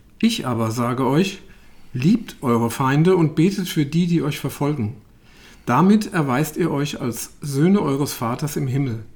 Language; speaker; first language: German; native; German